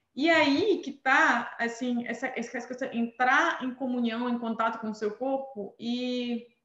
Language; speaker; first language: Portuguese; non-native, fluent; Armenian